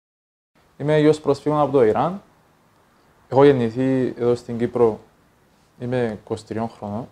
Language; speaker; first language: Greek; early bilingual, other home language; Persian